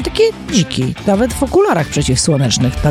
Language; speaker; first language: Polish; native; Polish